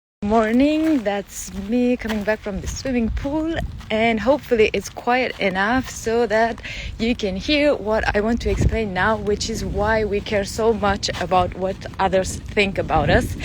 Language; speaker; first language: English; non-native, fluent; French